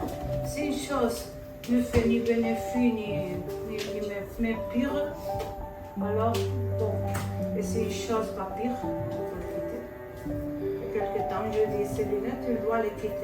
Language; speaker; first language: French; non-native, fluent; Spanish